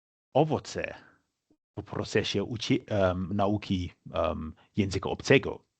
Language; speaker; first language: Polish; non-native, fluent; English